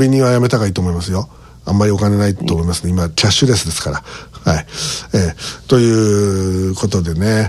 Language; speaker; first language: Japanese; native; Japanese